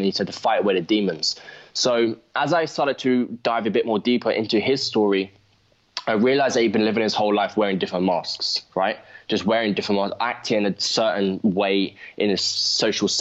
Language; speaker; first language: English; native; English